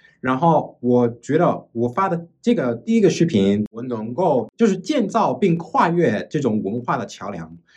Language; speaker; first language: Chinese; non-native, fluent; English